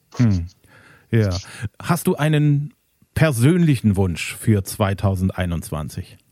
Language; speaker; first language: German; native; German